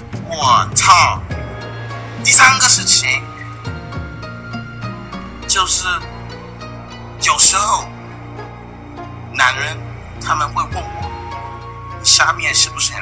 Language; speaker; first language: Chinese; non-native, fluent; English